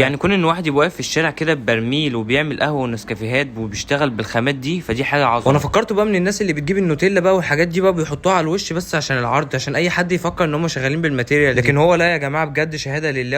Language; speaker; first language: Arabic; native; Arabic